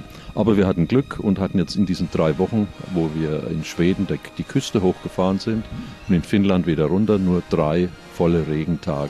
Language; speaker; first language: German; native; German